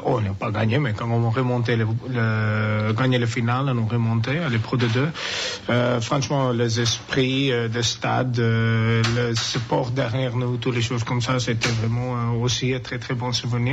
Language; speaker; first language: French; non-native, learner; English